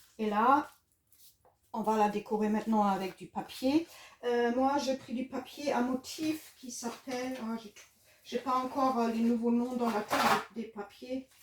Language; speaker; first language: French; non-native, fluent; German